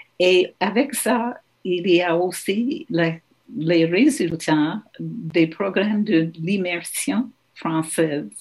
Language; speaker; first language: French; non-native, local second language; English